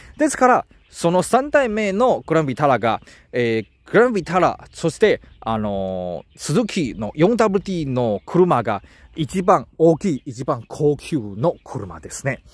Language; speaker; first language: Japanese; non-native, learner; Chinese